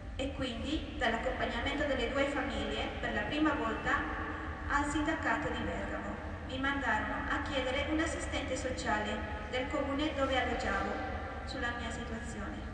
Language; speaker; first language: Italian; non-native, fluent; Spanish